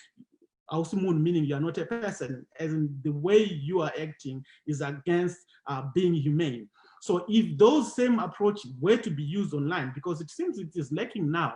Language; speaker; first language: English; non-native, local second language; Shona